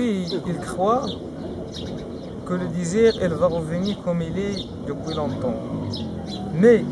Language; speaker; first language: French; non-native, learner; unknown